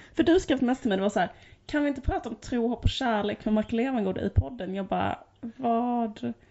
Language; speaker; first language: Swedish; native; Swedish